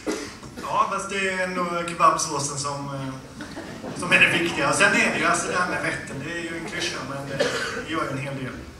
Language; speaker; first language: Swedish; native; Swedish